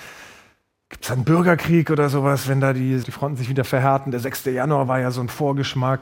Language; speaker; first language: German; native; German